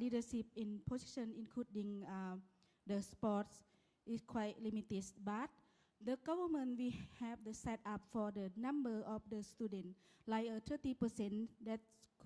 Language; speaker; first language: English; non-native, learner; Lao